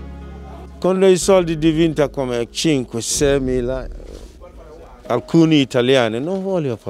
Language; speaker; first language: Italian; non-native, learner; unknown